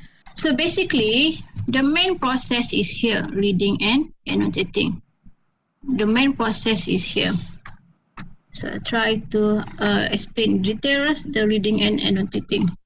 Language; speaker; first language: English; non-native, fluent; Malay